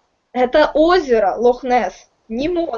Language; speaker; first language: Russian; native; Russian